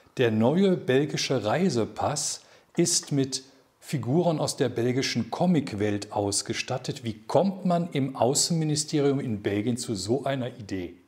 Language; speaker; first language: German; native; German